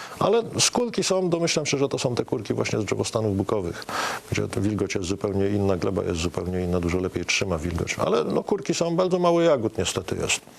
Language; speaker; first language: Polish; native; Polish